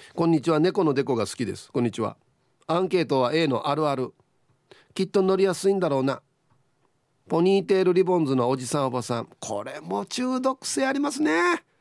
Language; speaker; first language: Japanese; native; Japanese